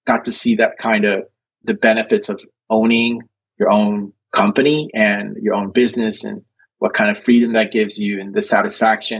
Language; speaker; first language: English; early bilingual, other home language; Spanish